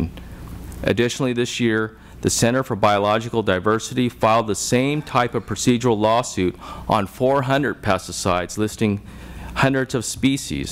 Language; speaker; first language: English; native; English